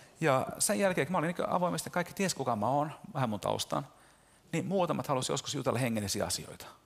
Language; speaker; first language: Finnish; early bilingual, heritage; Finnish